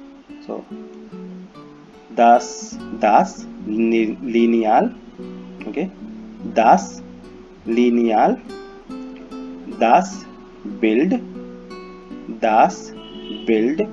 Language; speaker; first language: German; non-native, fluent; Hindi